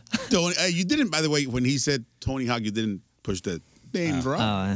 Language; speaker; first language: English; early bilingual, other home language; Spanish